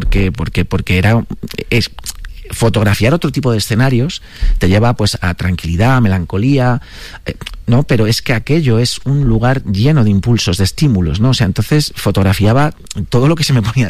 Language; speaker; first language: Spanish; native; Spanish